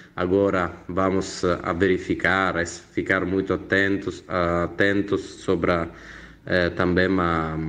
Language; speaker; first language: Portuguese; non-native, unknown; Italian